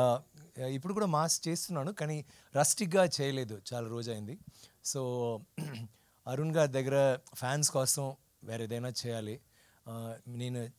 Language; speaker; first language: Telugu; non-native, learner; Tamil